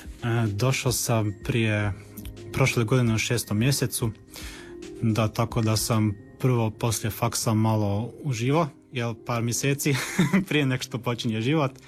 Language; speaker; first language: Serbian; early bilingual, heritage; Croatian